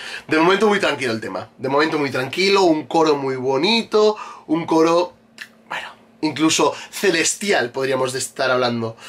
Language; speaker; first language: Spanish; native; Spanish